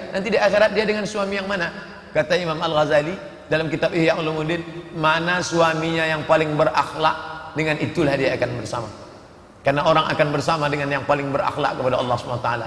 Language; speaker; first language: Indonesian; native; Indonesian